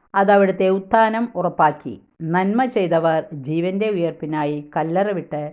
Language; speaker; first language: Malayalam; native; Malayalam